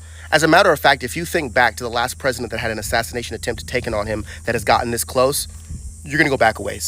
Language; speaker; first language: English; native; English